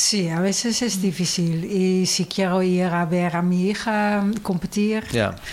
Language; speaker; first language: Spanish; non-native, fluent; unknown